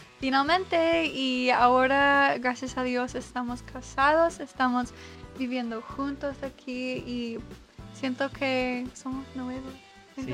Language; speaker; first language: Spanish; non-native, learner; English